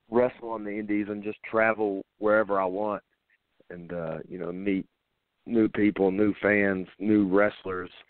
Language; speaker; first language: English; native; English